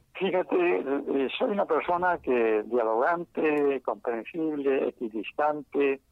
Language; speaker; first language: Spanish; non-native, local second language; Quechua